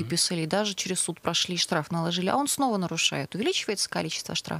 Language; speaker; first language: Russian; native; Russian